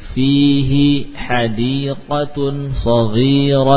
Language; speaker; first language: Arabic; non-native, fluent; Indonesian